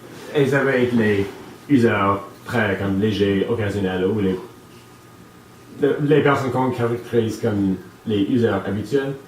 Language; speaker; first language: French; non-native, local second language; English